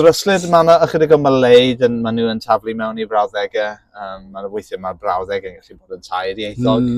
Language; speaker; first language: Welsh; non-native, local second language; English